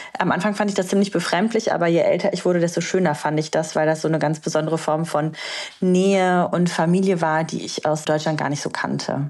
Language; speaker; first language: German; early bilingual, other home language; Romanian